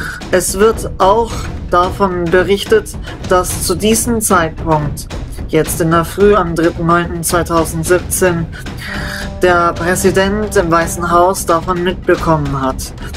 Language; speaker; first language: German; native; German